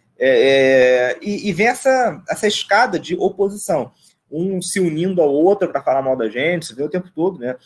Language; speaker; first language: Portuguese; native; Portuguese